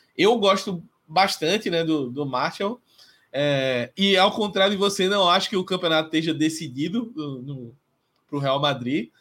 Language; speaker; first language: Portuguese; native; Portuguese